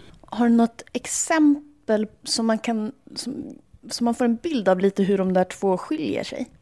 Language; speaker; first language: Swedish; native; Swedish